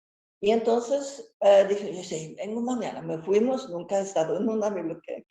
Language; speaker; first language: Spanish; non-native, fluent; Swedish